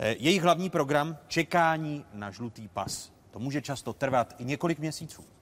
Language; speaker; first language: Czech; native; Czech